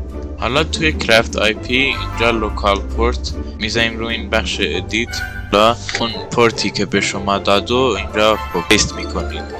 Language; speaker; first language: Persian; native; Persian